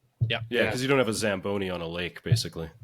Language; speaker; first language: English; native; English